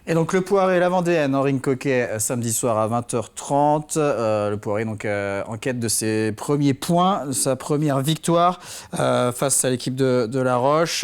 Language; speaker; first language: French; native; French